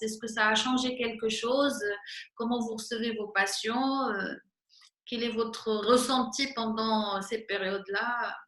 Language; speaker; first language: French; non-native, local second language; Arabic